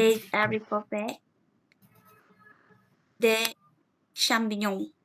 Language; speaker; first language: French; non-native, learner; Vietnamese